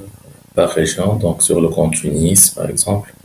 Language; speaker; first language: French; non-native, local second language; Arabic